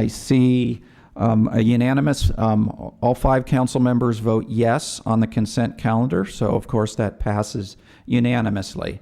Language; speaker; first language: English; native; English